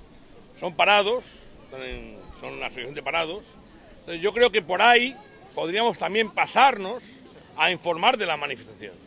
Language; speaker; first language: Spanish; native; Spanish